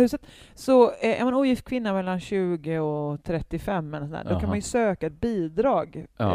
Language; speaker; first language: Swedish; native; Swedish